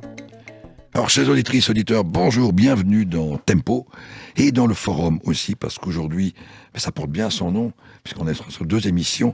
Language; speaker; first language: French; native; French